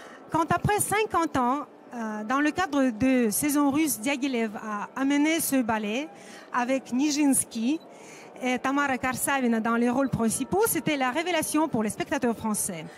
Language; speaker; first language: French; non-native, fluent; Russian